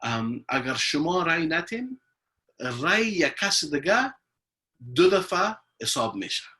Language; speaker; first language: Persian; early bilingual, heritage; Persian